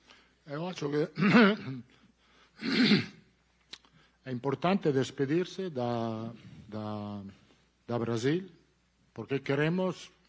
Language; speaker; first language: Portuguese; non-native, learner; Italian